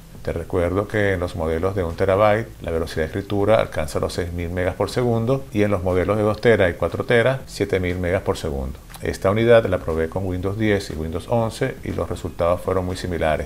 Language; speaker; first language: Spanish; native; Spanish